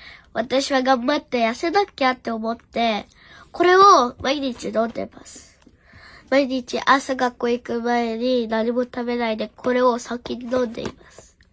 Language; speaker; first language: Japanese; early bilingual, other home language; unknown